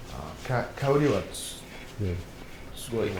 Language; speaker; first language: Japanese; non-native, learner; French